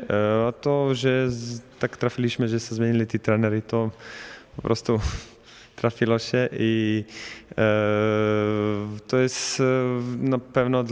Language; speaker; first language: Polish; non-native, fluent; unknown